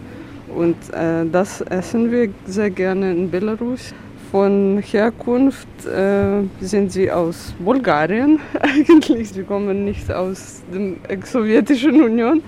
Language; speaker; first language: German; non-native, fluent; Russian